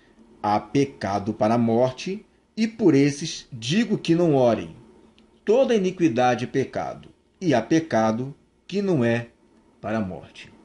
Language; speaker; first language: Portuguese; native; Portuguese